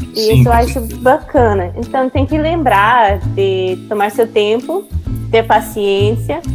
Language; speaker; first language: Portuguese; non-native, fluent; English